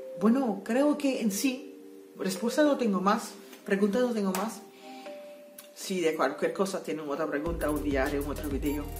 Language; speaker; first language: Spanish; non-native, fluent; Papiamento